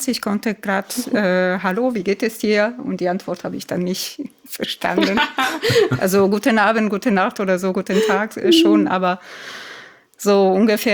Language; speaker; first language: German; non-native, fluent; Italian